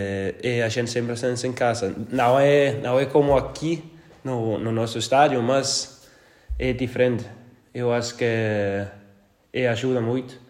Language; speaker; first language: Portuguese; non-native, learner; Danish